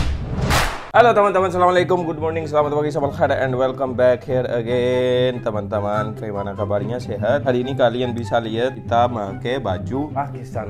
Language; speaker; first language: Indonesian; non-native, fluent; Urdu